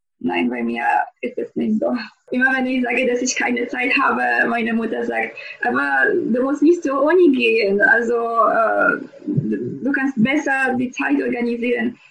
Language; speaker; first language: German; non-native, fluent; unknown